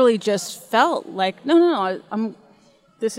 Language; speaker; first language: English; native; English